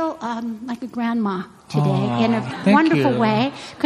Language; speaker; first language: English; native; English